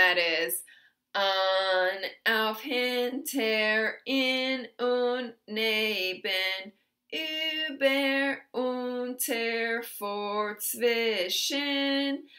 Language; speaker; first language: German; non-native, fluent; English